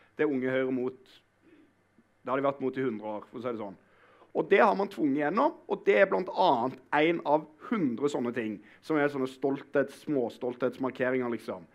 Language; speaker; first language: Norwegian; native; Norwegian